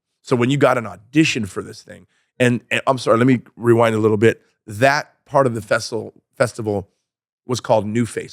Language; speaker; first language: English; native; English